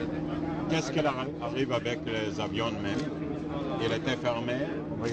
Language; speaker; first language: French; non-native, learner; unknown